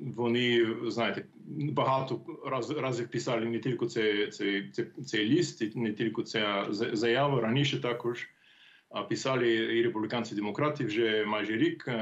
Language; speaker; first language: Ukrainian; non-native, fluent; English